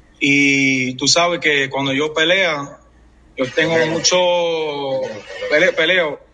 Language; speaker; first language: Spanish; early bilingual, heritage; English